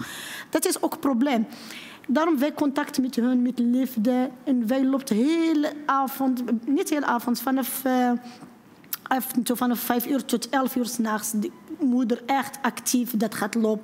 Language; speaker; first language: Dutch; non-native, learner; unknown